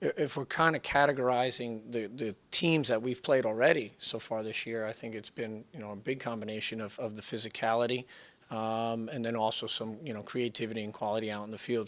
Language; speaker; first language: English; native; English